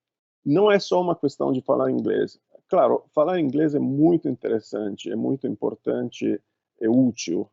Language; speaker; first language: Portuguese; non-native, fluent; Italian